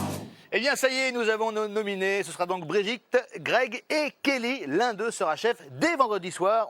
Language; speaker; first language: French; native; French